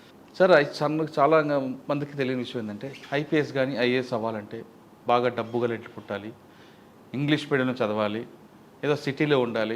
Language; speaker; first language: Telugu; native; Telugu